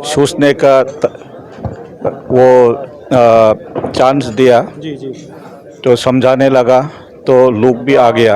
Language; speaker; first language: Hindi; non-native, local second language; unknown